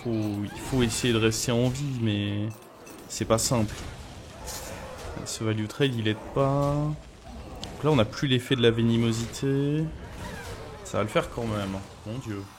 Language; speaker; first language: French; native; French